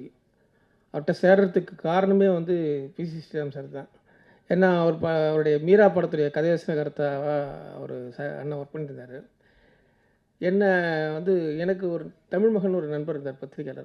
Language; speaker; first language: Tamil; native; Tamil